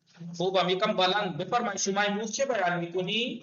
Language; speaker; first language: Persian; non-native, fluent; Urdu